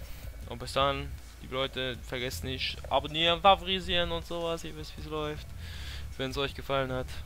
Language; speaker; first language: German; native; German